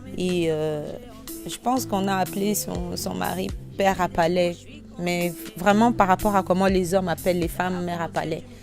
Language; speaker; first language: French; non-native, local second language; Lingala